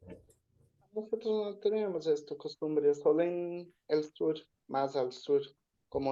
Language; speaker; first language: Spanish; non-native, learner; Portuguese